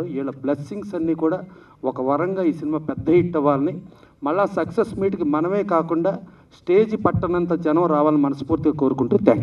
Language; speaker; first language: Telugu; native; Telugu